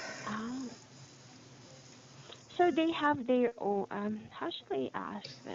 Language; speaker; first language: English; non-native, fluent; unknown